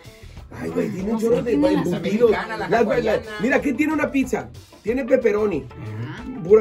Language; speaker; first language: Spanish; native; Spanish